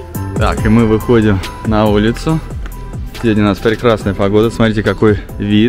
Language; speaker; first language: Russian; native; Russian